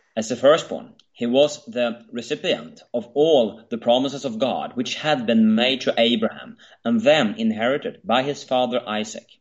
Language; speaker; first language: English; non-native, fluent; Swedish